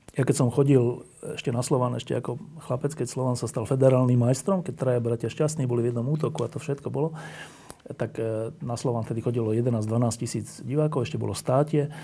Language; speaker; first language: Slovak; native; Slovak